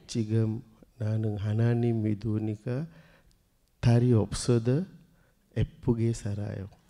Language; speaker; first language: Korean; non-native, learner; Sinhala